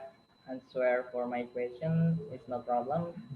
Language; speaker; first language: English; non-native, learner; Indonesian